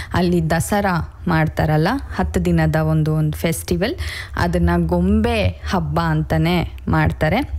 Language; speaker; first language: Kannada; native; Kannada